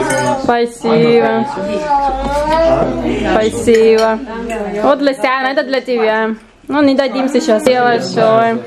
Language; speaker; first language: Russian; non-native, learner; Spanish